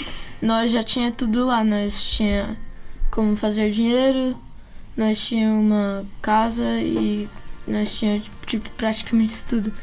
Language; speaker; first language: Portuguese; early bilingual, heritage; Portuguese